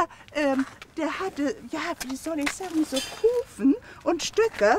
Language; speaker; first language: German; native; German